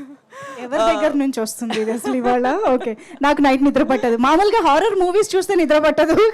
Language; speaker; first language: Telugu; native; Telugu